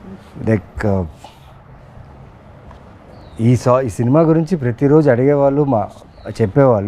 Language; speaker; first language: Telugu; native; Telugu